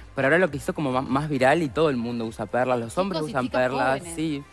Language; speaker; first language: Spanish; native; Spanish